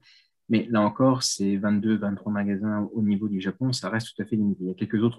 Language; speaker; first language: French; native; French